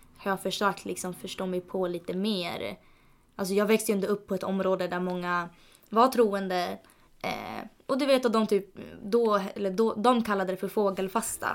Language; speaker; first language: Swedish; early bilingual, other home language; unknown